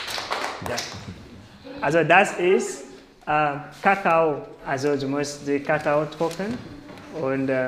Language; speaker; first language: German; non-native, learner; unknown